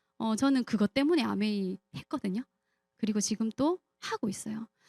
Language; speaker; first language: Korean; native; Korean